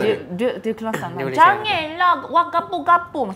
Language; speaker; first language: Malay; non-native, fluent; Korean